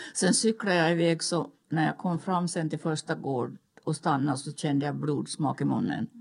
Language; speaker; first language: Swedish; native; Swedish